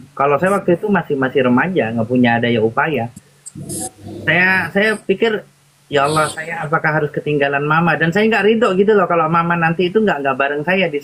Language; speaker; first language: Indonesian; native; Indonesian